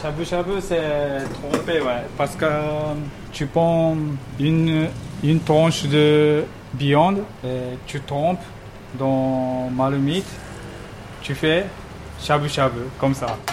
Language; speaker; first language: French; non-native, fluent; Japanese